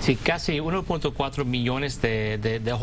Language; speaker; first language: Spanish; early bilingual, heritage; English